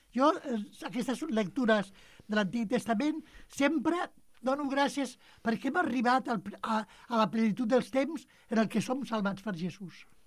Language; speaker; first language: Catalan; native; Catalan